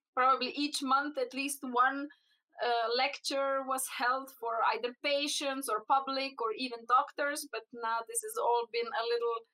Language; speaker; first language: English; non-native, fluent; Slovenian